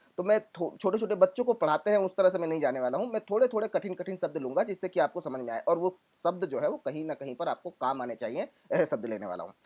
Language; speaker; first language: Hindi; non-native, local second language; Gujarati